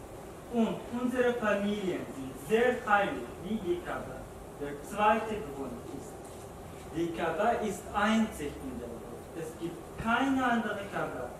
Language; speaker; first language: German; non-native, learner; Uzbek